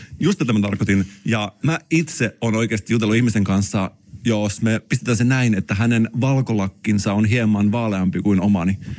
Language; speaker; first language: Finnish; native; Finnish